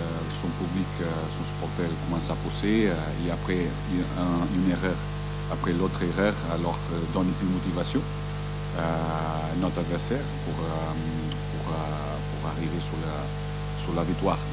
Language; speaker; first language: French; non-native, learner; Portuguese